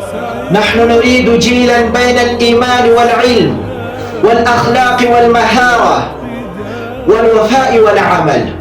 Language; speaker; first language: Arabic; non-native, learner; Urdu